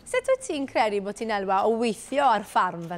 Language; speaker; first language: Welsh; native; Welsh